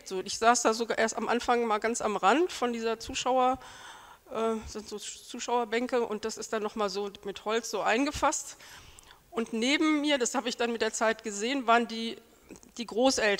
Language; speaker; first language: German; native; German